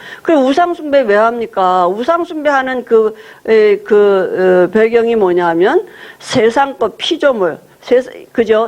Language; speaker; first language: Korean; native; Korean